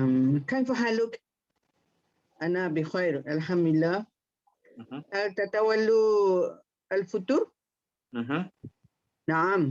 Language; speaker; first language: Arabic; non-native, learner; Malay